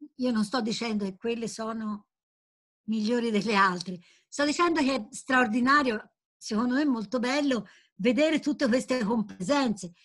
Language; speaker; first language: Italian; native; Italian